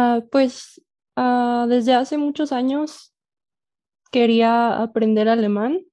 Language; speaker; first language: Spanish; native; Spanish